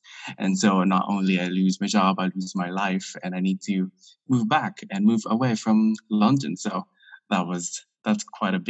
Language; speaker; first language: English; non-native, local second language; Filipino